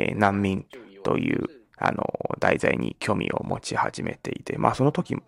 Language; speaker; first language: Japanese; non-native, fluent; Malay